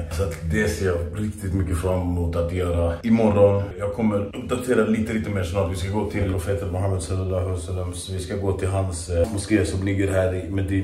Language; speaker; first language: Swedish; native; Swedish